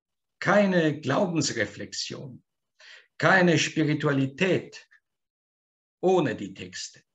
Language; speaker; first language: German; native; German